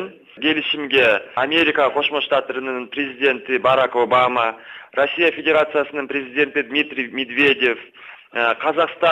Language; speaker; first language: Kyrgyz; native; Kyrgyz